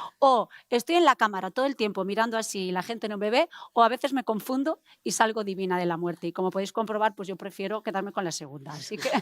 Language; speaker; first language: Spanish; native; Spanish